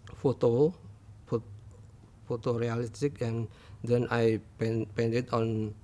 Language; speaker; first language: English; non-native, learner; Indonesian